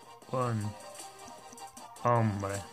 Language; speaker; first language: Spanish; non-native, learner; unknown